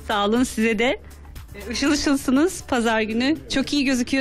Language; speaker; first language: Turkish; native; Turkish